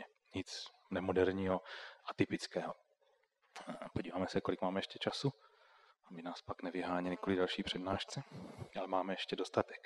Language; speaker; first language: Czech; native; Czech